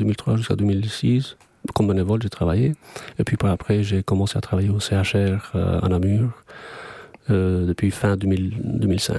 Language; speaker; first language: French; non-native, fluent; Albanian